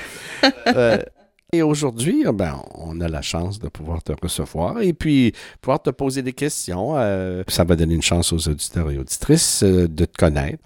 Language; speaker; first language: French; native; French